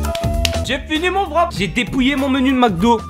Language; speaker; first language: French; native; French